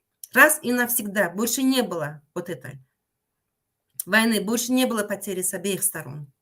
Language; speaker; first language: Russian; non-native, local second language; Tajik